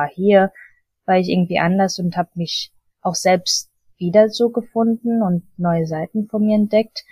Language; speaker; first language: German; early bilingual, heritage; German